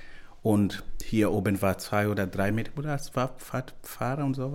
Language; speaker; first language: German; non-native, learner; Swahili